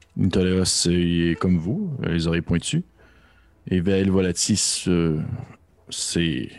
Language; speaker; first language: French; native; French